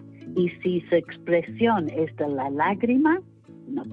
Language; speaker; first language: Catalan; non-native, fluent; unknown